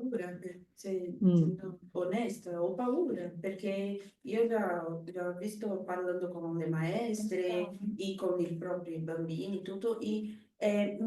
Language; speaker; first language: Italian; non-native, learner; Portuguese